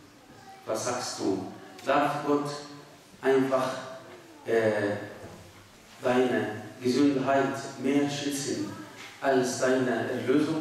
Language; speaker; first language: German; non-native, fluent; Arabic